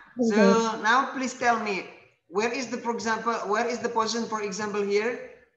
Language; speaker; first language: English; non-native, fluent; Indonesian